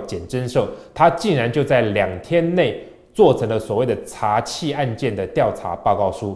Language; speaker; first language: Chinese; native; Chinese